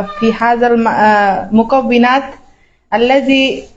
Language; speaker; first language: Arabic; non-native, learner; Bangla